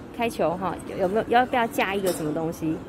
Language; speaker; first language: Chinese; native; Chinese